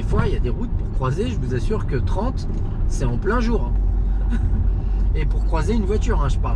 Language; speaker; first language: French; native; French